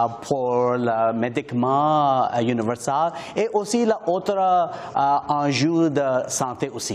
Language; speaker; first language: French; non-native, learner; English